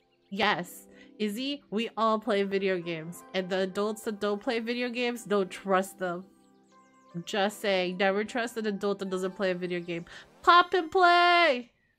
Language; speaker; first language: English; native; English